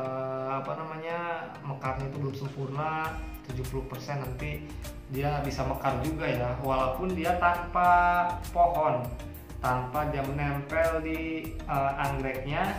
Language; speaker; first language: Indonesian; native; Indonesian